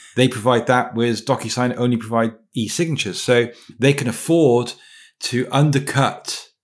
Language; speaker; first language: English; native; English